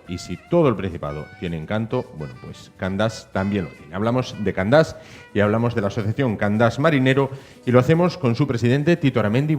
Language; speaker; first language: Spanish; native; Spanish